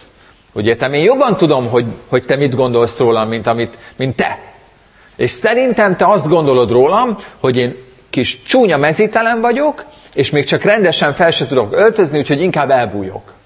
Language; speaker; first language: Hungarian; native; Hungarian